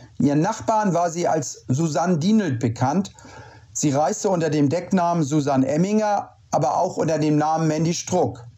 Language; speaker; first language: German; native; German